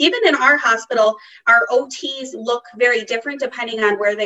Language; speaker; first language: English; native; English